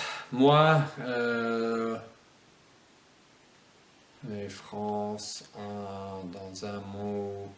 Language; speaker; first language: French; non-native, fluent; English